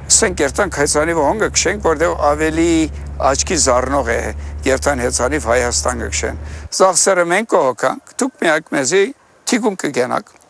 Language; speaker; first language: Armenian; early bilingual, heritage; Armenian